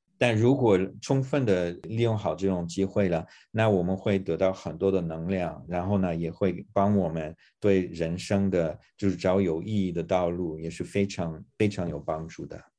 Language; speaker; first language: Chinese; non-native, fluent; English